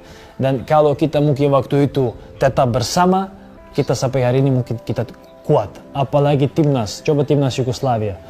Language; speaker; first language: Indonesian; non-native, fluent; Serbian